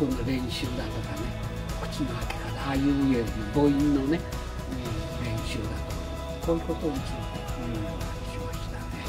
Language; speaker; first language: Japanese; native; Japanese